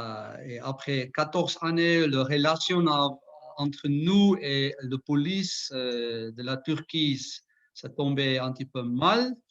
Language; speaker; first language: French; non-native, learner; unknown